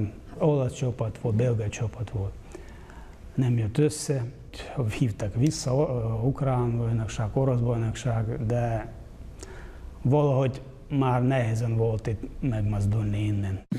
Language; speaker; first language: Hungarian; non-native, fluent; Ukrainian